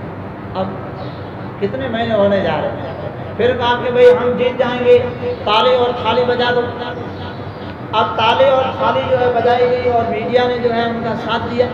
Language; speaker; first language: Urdu; native; Urdu